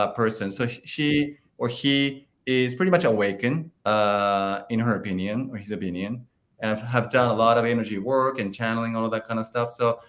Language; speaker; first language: English; non-native, fluent; Japanese